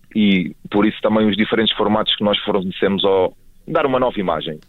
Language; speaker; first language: Portuguese; native; Portuguese